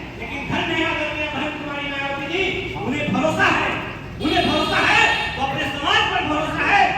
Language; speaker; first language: Hindi; native; Hindi